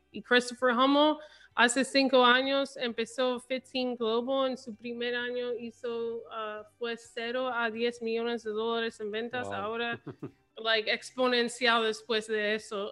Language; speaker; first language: Spanish; early bilingual, heritage; English